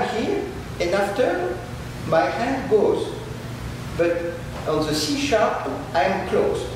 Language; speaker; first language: English; non-native, learner; French